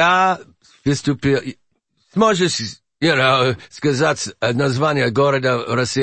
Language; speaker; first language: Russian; non-native, learner; English